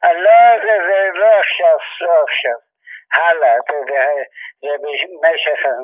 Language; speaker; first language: Hebrew; non-native, fluent; Yiddish